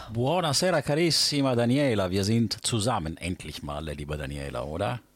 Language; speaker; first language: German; non-native, fluent; Italian